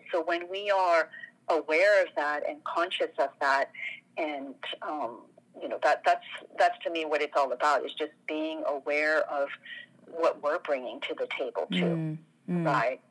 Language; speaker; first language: English; non-native, fluent; French